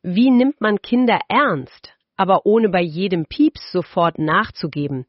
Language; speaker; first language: German; native; German